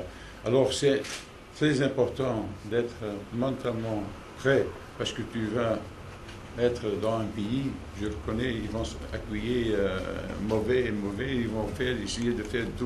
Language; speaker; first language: French; non-native, local second language; Dutch